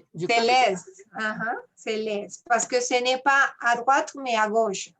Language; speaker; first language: French; non-native, fluent; Spanish